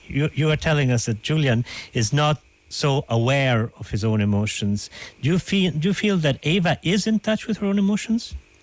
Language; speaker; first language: English; non-native, fluent; Italian